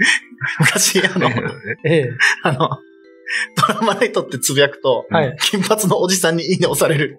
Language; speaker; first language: Japanese; native; Japanese